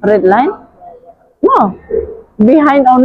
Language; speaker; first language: English; non-native, learner; Indonesian